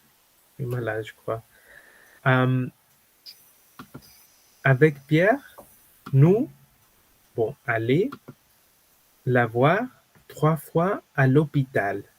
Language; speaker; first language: French; non-native, fluent; Spanish